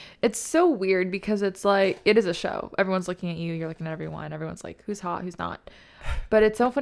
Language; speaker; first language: English; native; English